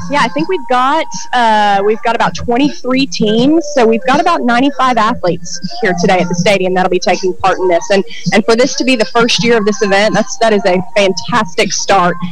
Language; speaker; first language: English; native; English